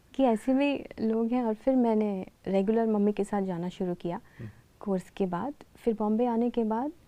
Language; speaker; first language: Hindi; native; Hindi